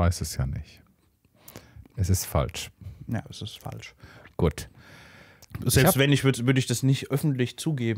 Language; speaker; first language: German; native; German